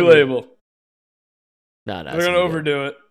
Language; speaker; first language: English; native; English